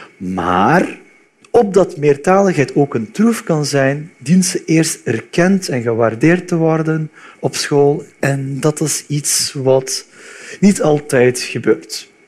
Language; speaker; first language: Dutch; early bilingual, other home language; Turkish